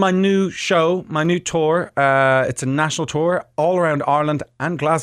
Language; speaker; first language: English; native; English